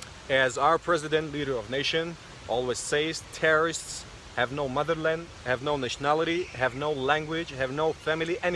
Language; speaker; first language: English; non-native, learner; Tajik